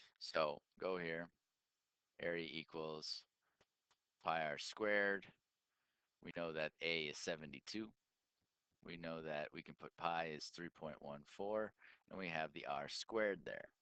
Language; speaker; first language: English; native; English